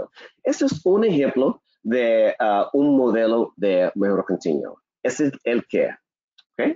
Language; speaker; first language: Spanish; non-native, learner; English